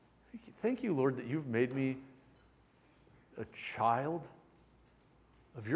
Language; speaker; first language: English; native; English